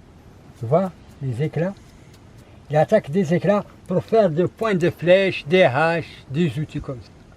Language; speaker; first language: French; non-native, learner; Arabic